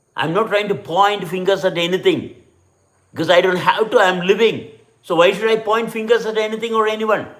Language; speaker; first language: English; non-native, local second language; Malayalam